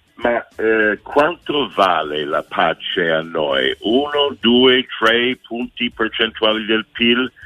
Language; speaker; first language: Italian; non-native, fluent; English